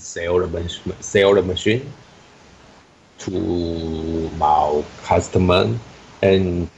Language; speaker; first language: English; non-native, learner; Chinese